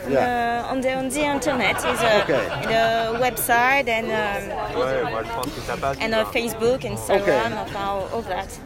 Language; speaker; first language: English; non-native, learner; French